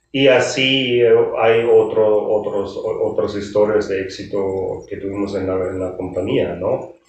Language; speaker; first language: Spanish; non-native, fluent; German